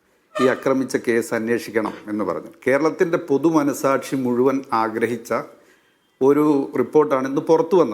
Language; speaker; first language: Malayalam; native; Malayalam